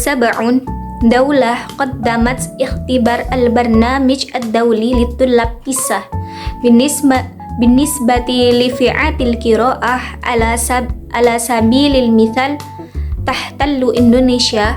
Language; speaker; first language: Arabic; non-native, learner; Indonesian